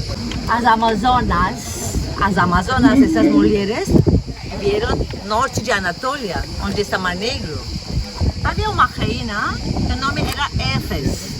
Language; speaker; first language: Portuguese; non-native, fluent; Turkish